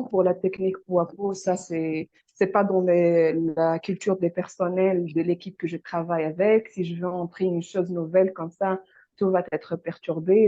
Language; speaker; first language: French; non-native, fluent; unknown